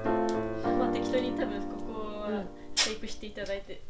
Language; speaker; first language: Japanese; native; Japanese